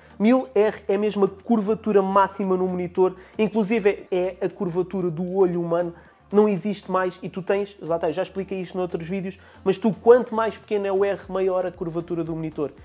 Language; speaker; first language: Portuguese; native; Portuguese